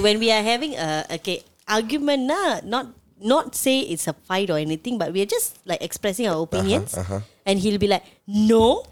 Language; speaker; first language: English; non-native, local second language; Tamil